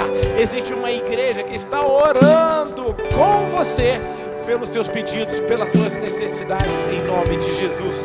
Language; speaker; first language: Portuguese; native; Portuguese